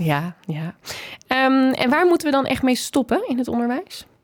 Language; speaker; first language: Dutch; native; Dutch